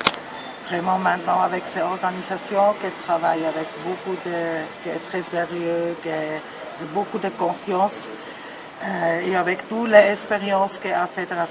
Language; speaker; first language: French; non-native, learner; German